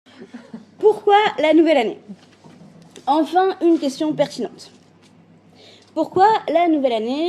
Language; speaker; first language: French; native; French